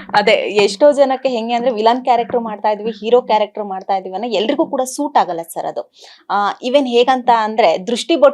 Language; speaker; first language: Kannada; native; Kannada